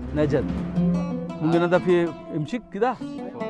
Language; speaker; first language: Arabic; non-native, learner; Malayalam